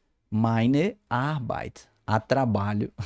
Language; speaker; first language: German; non-native, fluent; Portuguese